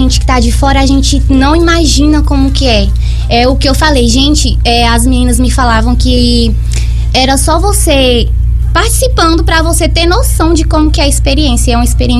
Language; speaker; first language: Portuguese; native; Portuguese